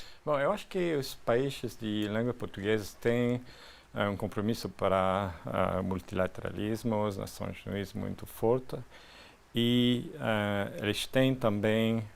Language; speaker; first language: Portuguese; non-native, fluent; French